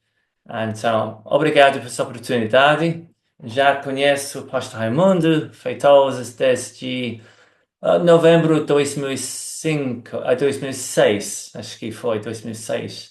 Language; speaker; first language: Portuguese; non-native, fluent; English